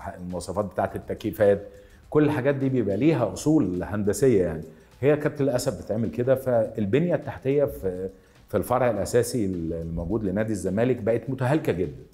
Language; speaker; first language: Arabic; native; Arabic